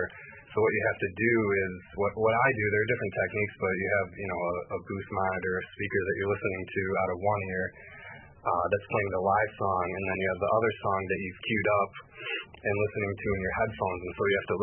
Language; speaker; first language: English; native; English